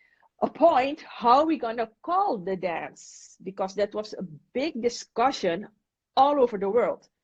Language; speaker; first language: English; non-native, fluent; Dutch